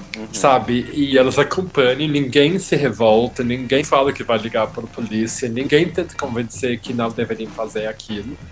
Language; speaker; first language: Portuguese; non-native, fluent; English